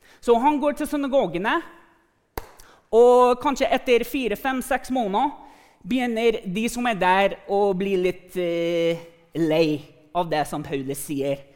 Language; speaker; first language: Norwegian; non-native, fluent; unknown